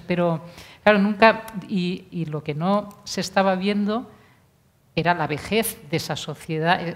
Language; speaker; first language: Spanish; non-native, local second language; Catalan